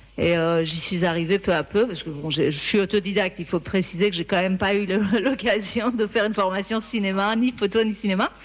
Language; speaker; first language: French; non-native, fluent; Persian